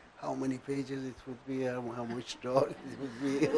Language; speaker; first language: English; non-native, fluent; Persian